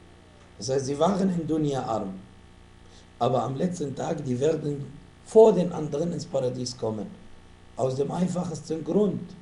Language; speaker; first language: German; non-native, fluent; Arabic